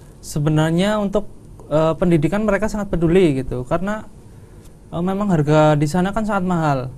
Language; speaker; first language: Indonesian; non-native, local second language; Javanese